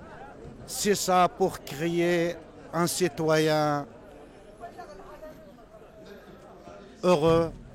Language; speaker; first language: French; non-native, local second language; Berber languages